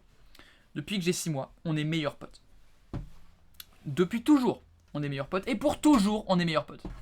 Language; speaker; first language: French; native; French